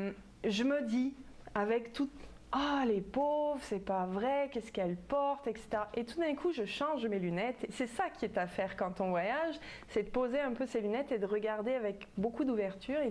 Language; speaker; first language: French; native; French